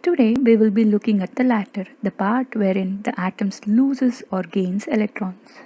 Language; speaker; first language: English; non-native, local second language; Kannada